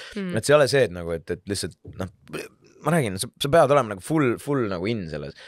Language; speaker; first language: Estonian; non-native, local second language; Russian